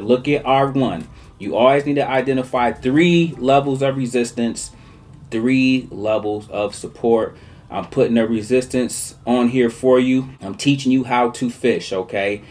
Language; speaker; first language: English; native; English